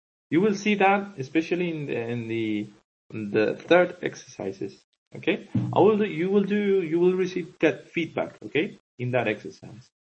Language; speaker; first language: English; non-native, fluent; Spanish